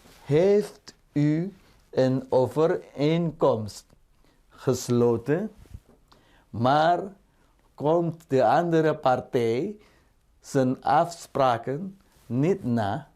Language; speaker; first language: Dutch; non-native, fluent; Indonesian